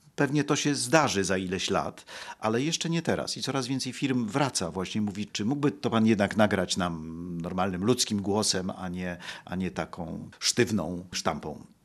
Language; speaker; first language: Polish; native; Polish